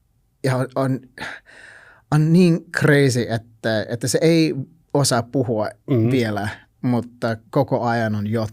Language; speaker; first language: Finnish; non-native, learner; English